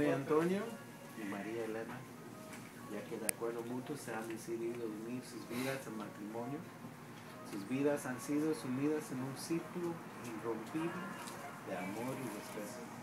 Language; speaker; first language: Spanish; early bilingual, heritage; Spanish